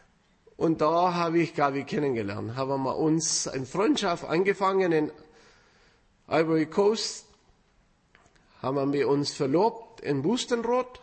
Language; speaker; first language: German; non-native, fluent; Spanish